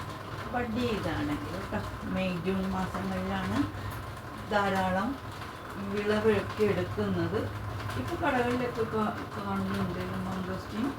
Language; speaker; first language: Malayalam; native; Malayalam